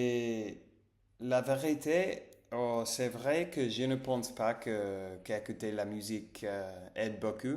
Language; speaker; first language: French; non-native, learner; English